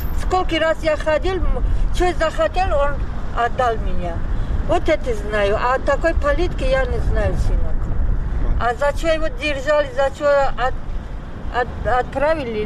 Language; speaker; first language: Russian; non-native, learner; Tajik